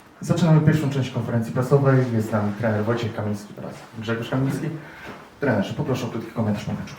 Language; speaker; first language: Polish; native; Polish